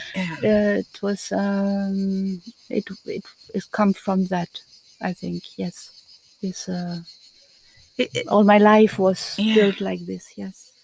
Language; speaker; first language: English; non-native, learner; German